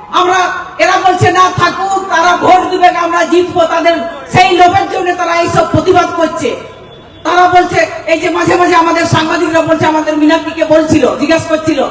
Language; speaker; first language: Bangla; non-native, local second language; Santali